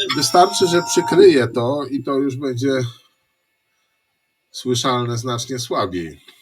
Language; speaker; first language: Polish; native; Polish